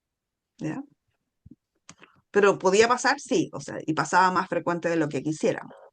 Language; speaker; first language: Spanish; native; Spanish